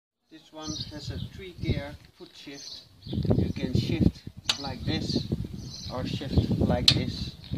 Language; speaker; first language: English; non-native, learner; Dutch